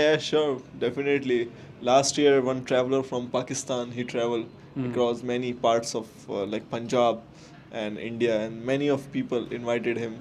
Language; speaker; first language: English; non-native, local second language; Hindi